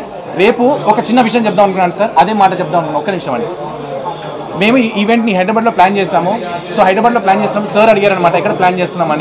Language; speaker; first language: Telugu; native; Telugu